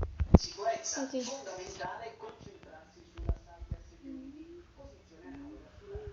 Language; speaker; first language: Italian; native; Italian